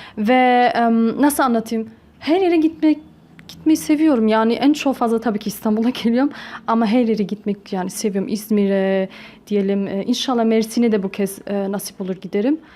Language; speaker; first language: Turkish; early bilingual, heritage; Turkish